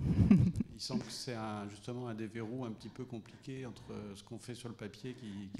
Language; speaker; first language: French; native; French